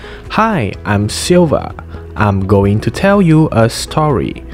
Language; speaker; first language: English; non-native, local second language; Malay